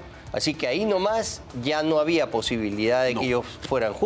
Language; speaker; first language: Spanish; native; Spanish